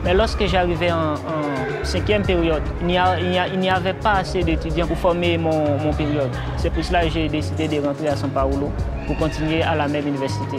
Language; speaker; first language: French; non-native, local second language; Haitian Creole